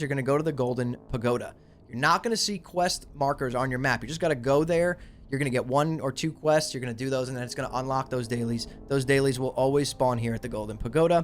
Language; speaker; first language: English; native; English